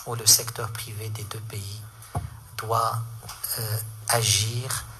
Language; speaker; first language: French; non-native, local second language; Arabic